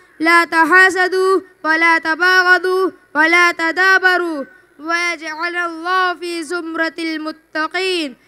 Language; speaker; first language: Arabic; non-native, learner; Urdu